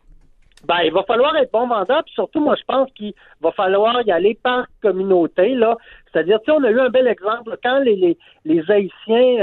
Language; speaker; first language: French; native; French